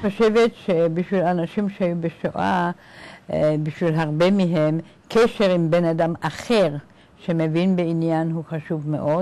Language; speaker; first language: Hebrew; early bilingual, other home language; Czech